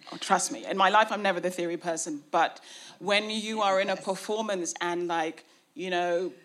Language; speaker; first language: English; native; English